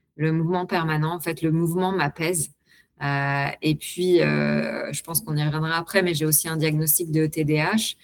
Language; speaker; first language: French; native; French